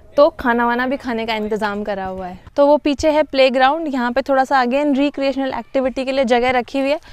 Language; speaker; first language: Hindi; native; Hindi